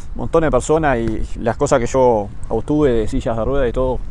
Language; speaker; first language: Spanish; native; Spanish